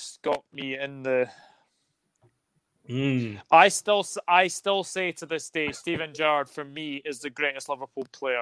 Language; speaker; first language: English; native; English